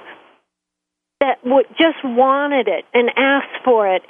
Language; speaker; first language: English; native; English